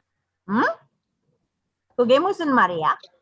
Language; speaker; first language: Korean; non-native, learner; English